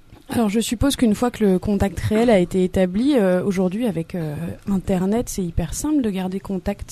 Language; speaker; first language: French; native; French